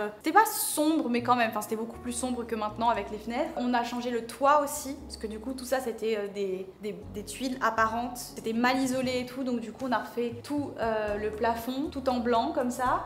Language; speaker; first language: French; native; French